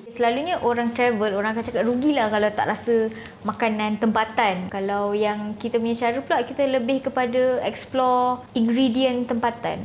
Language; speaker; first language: Malay; native; Malay